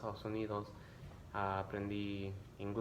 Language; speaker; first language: Spanish; early bilingual, other home language; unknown